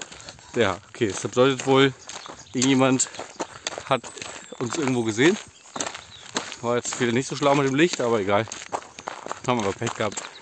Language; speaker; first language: German; native; German